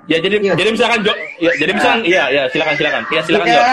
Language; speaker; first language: Indonesian; non-native, local second language; Sundanese